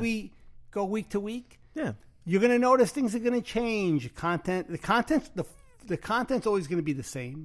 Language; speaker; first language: English; native; English